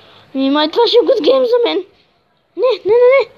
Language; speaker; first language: Bulgarian; native; Bulgarian